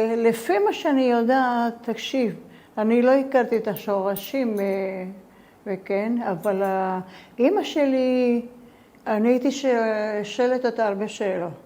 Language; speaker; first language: Hebrew; early bilingual, other home language; Spanish